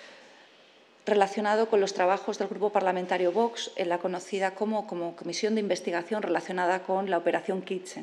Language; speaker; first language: Spanish; native; Spanish